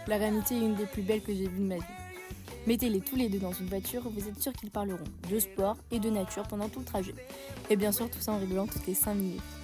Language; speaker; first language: French; native; French